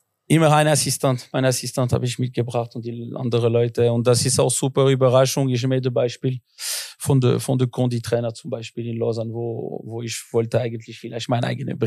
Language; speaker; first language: German; non-native, local second language; French